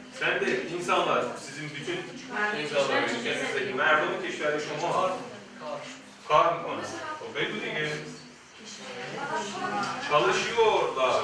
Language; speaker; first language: Turkish; non-native, fluent; Persian